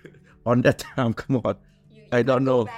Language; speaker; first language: English; non-native, learner; Thai